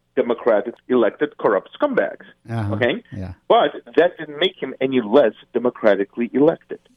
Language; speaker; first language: English; non-native, fluent; Russian